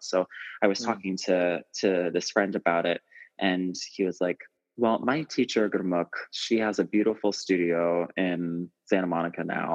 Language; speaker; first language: English; native; English